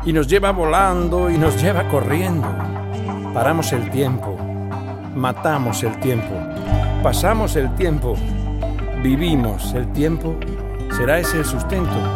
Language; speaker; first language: Spanish; native; Spanish